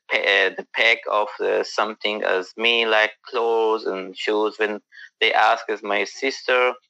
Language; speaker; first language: English; non-native, learner; Persian